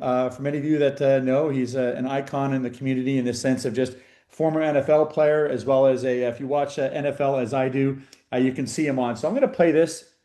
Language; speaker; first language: English; native; English